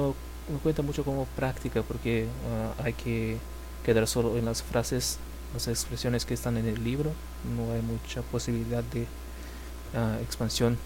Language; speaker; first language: Spanish; non-native, fluent; Portuguese